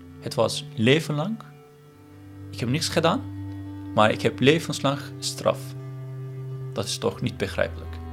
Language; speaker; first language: Dutch; non-native, learner; Turkish